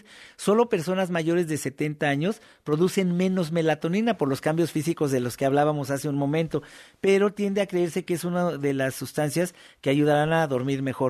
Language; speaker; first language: Spanish; native; Spanish